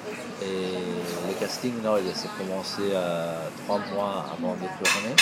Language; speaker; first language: French; non-native, fluent; Italian